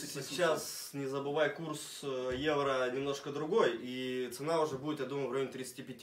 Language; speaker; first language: Russian; native; Russian